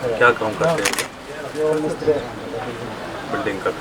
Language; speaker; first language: Hindi; non-native, local second language; Kannada